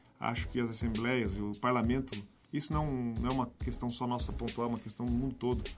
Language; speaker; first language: Portuguese; native; Portuguese